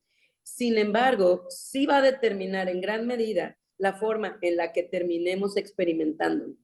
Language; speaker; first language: Spanish; native; Spanish